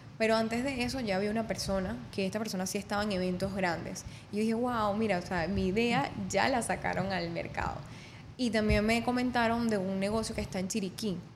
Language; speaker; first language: Spanish; native; Spanish